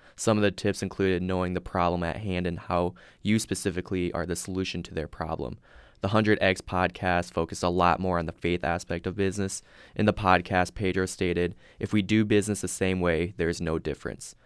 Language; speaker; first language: English; native; English